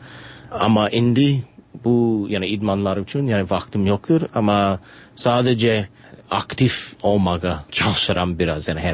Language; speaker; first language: Turkish; non-native, fluent; English